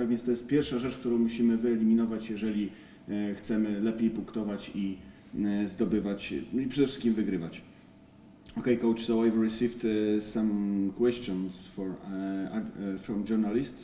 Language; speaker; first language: Polish; native; Polish